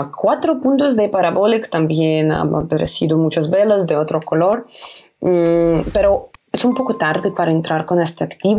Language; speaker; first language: Spanish; non-native, fluent; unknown